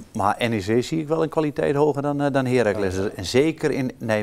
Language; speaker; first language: Dutch; native; Dutch